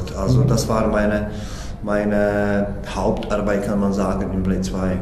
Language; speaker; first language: German; non-native, fluent; Czech